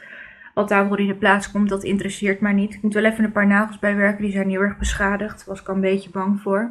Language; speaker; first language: Dutch; native; Dutch